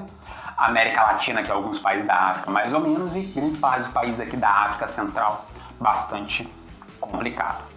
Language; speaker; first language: Portuguese; native; Portuguese